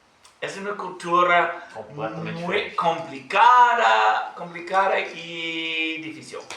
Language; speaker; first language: Portuguese; non-native, learner; English